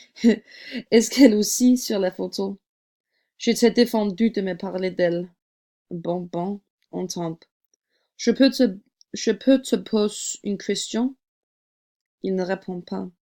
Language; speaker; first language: French; non-native, learner; English